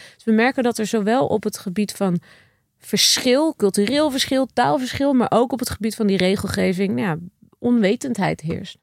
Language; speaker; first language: Dutch; native; Dutch